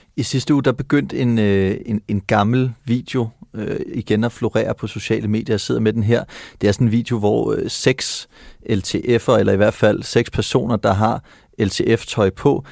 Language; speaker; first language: Danish; native; Danish